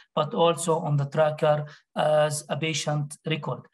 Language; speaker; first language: English; non-native, fluent; Arabic